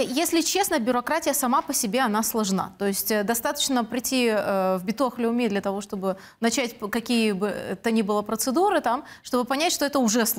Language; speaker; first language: Russian; native; Russian